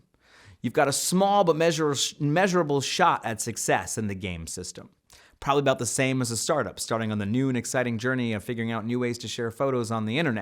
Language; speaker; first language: English; native; English